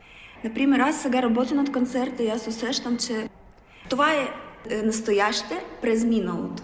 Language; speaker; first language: Bulgarian; non-native, learner; Russian